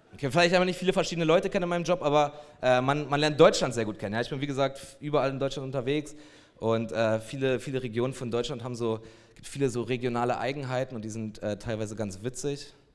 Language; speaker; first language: German; native; German